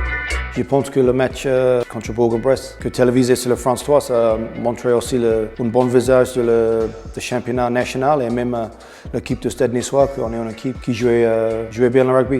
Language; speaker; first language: French; non-native, learner; English